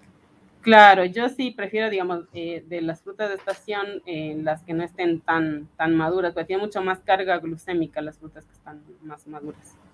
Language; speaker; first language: Spanish; native; Spanish